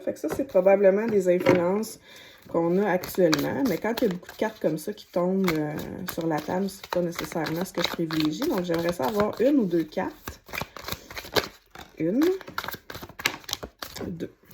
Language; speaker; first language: French; native; French